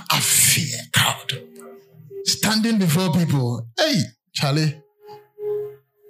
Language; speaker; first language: English; non-native, local second language; Akan